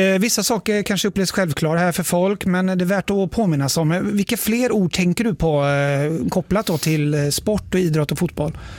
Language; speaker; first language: Swedish; native; Swedish